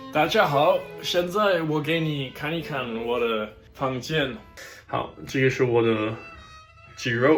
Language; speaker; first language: Chinese; non-native, learner; German